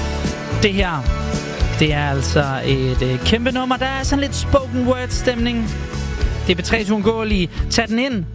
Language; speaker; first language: Danish; native; Danish